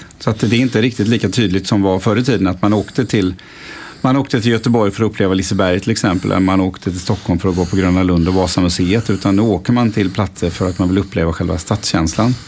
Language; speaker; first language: Swedish; native; Swedish